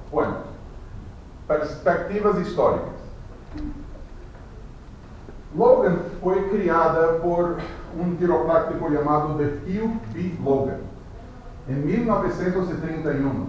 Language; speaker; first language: Spanish; non-native, fluent; Portuguese